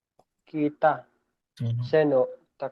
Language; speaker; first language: Japanese; non-native, learner; Filipino